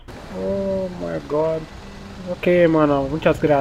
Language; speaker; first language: Spanish; non-native, learner; Portuguese